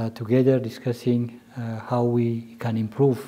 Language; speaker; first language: English; non-native, local second language; Amharic